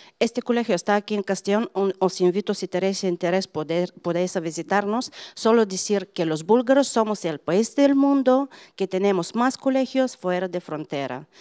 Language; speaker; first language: Spanish; non-native, fluent; Bulgarian